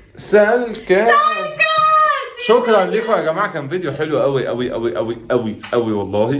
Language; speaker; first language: Arabic; native; Arabic